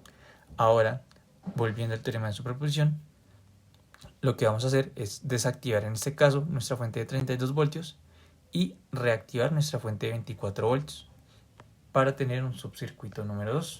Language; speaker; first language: Spanish; native; Spanish